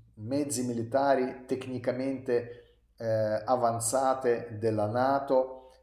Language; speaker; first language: Italian; non-native, fluent; Russian